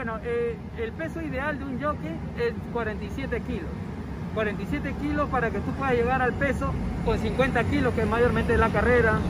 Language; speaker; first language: Spanish; native; Spanish